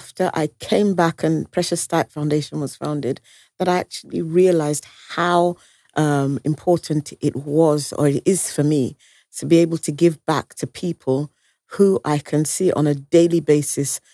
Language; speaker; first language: English; native; English